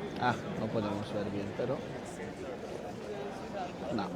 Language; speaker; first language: Spanish; non-native, learner; Turkish